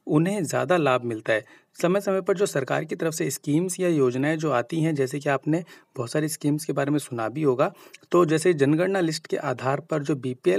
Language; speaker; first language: Hindi; native; Hindi